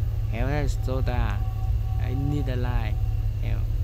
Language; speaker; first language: English; non-native, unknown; Vietnamese